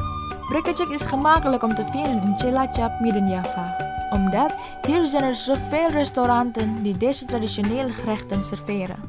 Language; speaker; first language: Dutch; non-native, fluent; Indonesian